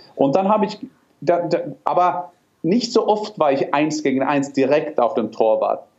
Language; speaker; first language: German; non-native, fluent; Norwegian